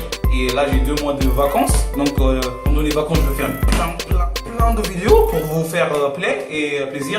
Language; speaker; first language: French; non-native, learner; English